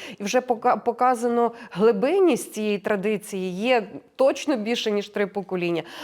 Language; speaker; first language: Ukrainian; native; Ukrainian